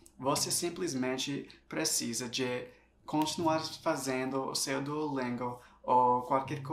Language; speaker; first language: Portuguese; non-native, fluent; English